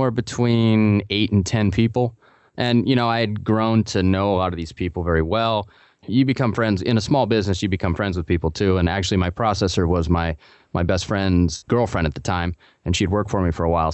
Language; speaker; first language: English; native; English